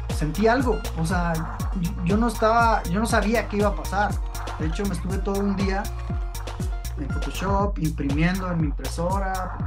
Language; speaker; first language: Spanish; native; Spanish